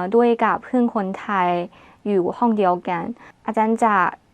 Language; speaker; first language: Thai; non-native, learner; Chinese